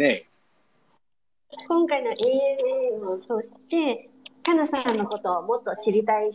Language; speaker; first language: Japanese; non-native, fluent; Chinese